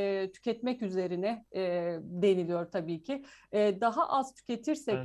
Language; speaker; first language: Turkish; native; Turkish